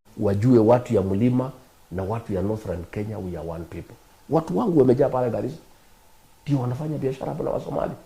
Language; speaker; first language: Swahili; non-native, local second language; Kikuyu